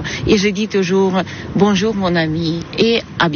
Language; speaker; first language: French; non-native, learner; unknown